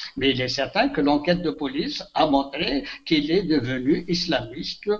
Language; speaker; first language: French; non-native, local second language; Kabyle